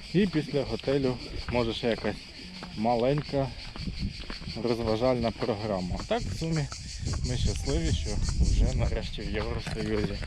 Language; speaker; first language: Ukrainian; non-native, local second language; Russian